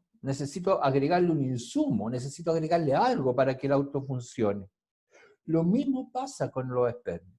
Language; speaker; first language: Spanish; native; Spanish